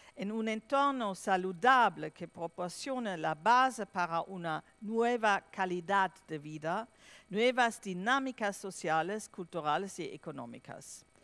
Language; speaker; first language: Spanish; non-native, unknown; German